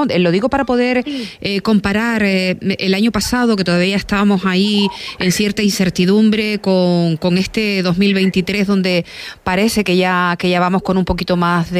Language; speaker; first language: Spanish; native; Spanish